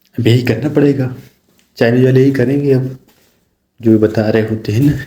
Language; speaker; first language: Hindi; native; Hindi